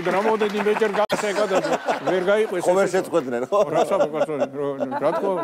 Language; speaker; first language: Georgian; native; Georgian